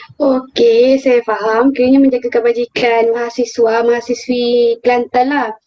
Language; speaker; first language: Malay; native; Malay